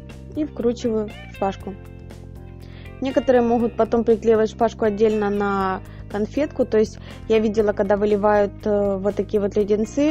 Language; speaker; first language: Russian; native; Russian